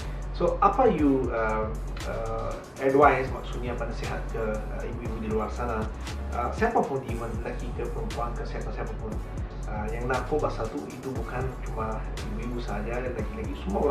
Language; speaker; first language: Indonesian; non-native, learner; Malay